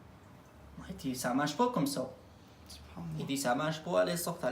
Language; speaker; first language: French; non-native, learner; Arabic